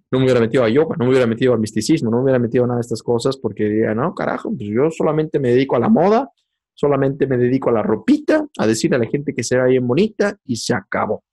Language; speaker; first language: Spanish; native; Spanish